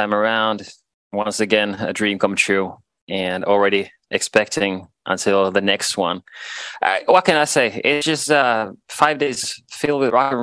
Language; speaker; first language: English; non-native, fluent; Swedish